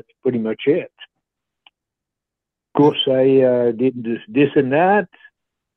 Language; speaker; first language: English; non-native, fluent; French